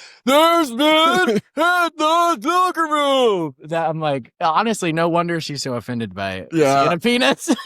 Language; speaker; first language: English; native; English